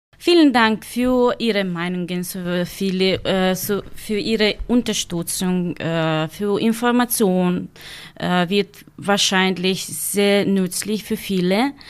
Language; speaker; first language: German; non-native, learner; Ukrainian